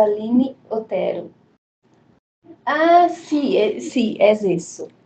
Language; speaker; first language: Spanish; non-native, fluent; Portuguese